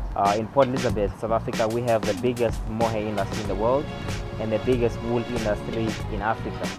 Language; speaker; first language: English; non-native, local second language; Xhosa